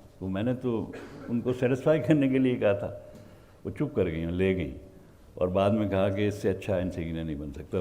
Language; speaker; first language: Urdu; native; Urdu